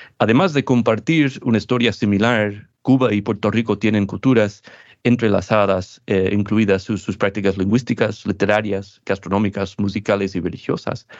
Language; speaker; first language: Spanish; non-native, fluent; English